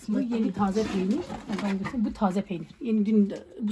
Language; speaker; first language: Turkish; native; Turkish